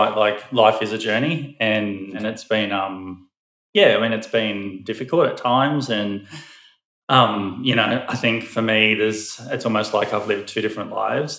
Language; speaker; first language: English; native; English